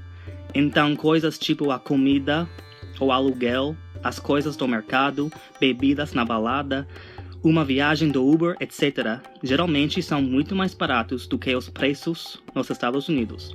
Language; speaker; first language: Portuguese; non-native, fluent; English